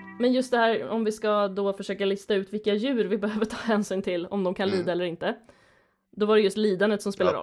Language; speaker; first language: Swedish; native; Swedish